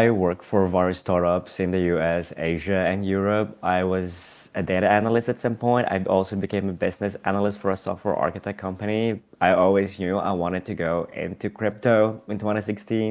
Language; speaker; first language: English; non-native, local second language; Filipino